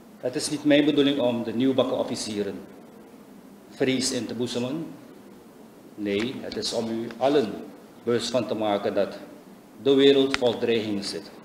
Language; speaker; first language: Dutch; native; Dutch